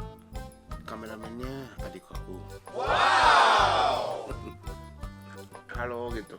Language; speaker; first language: Indonesian; non-native, fluent; Japanese